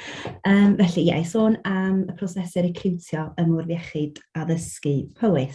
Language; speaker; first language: Welsh; native; Welsh